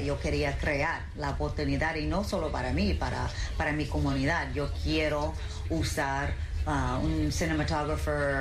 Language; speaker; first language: Spanish; early bilingual, heritage; Spanish